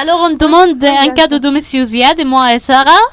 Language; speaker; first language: French; non-native, learner; Arabic